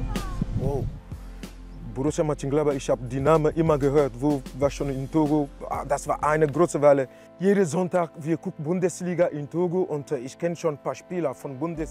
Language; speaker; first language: German; non-native, learner; French